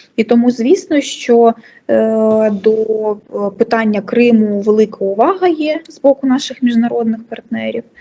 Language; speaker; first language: Ukrainian; non-native, local second language; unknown